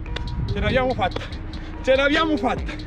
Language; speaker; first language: Italian; non-native, learner; Spanish